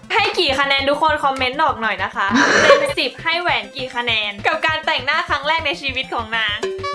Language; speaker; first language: Thai; native; Thai